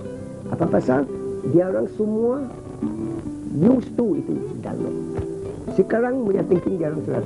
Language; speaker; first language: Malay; non-native, local second language; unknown